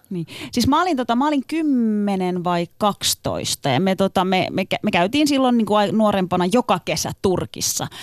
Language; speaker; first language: Finnish; early bilingual, other home language; Turkish